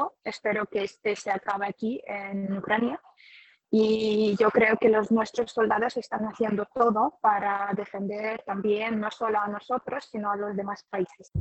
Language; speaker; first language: Spanish; non-native, fluent; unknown